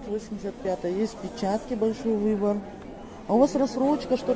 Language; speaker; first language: Russian; native; Russian